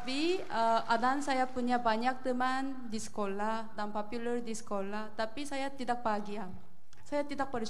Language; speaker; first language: Indonesian; non-native, learner; Korean